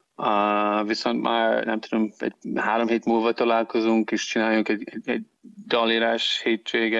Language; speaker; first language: Hungarian; non-native, fluent; English